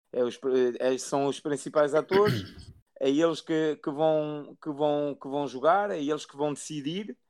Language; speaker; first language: Portuguese; early bilingual, heritage; Portuguese